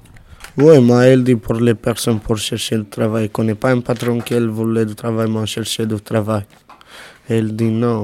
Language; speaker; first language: French; non-native, learner; Romanian